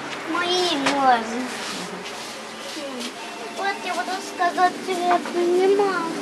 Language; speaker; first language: Russian; early bilingual, heritage; Arabic